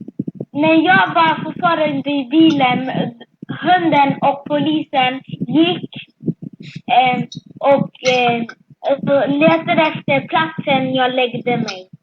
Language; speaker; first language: Swedish; early bilingual, other home language; French